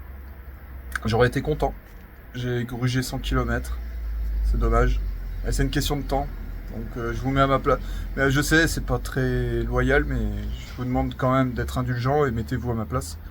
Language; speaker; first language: French; native; French